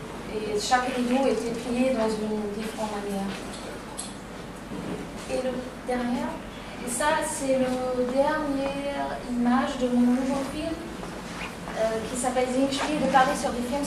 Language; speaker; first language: French; non-native, fluent; German